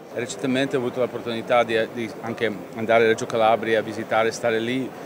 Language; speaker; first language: Italian; early bilingual, heritage; English